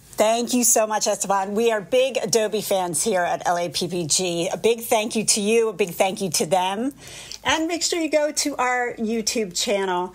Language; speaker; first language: English; native; English